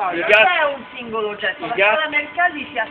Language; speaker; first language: Italian; native; Italian